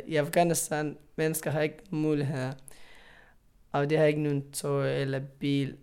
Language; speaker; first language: Danish; non-native, learner; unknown